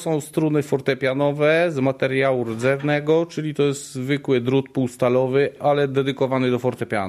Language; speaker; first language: Polish; native; Polish